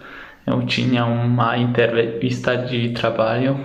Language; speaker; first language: Portuguese; non-native, learner; Hungarian